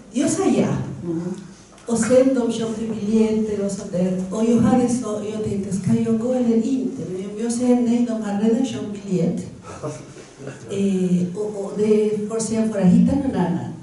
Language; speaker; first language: Swedish; non-native, fluent; Spanish